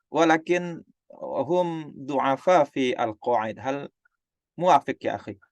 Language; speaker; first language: Arabic; non-native, fluent; Indonesian